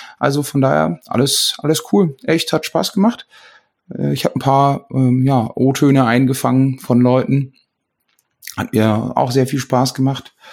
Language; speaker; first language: German; native; German